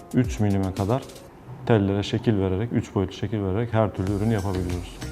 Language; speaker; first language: Turkish; native; Turkish